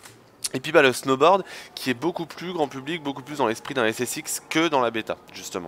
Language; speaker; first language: French; native; French